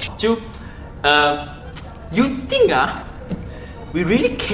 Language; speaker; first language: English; non-native, local second language; Chinese